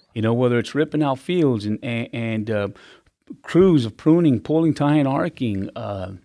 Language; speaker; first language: English; native; English